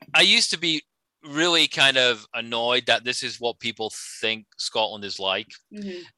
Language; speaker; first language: English; native; English